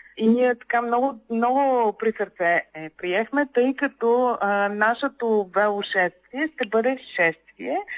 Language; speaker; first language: Bulgarian; native; Bulgarian